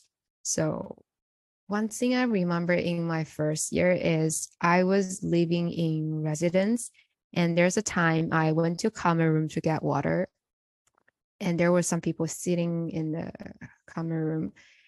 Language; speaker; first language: English; non-native, fluent; Chinese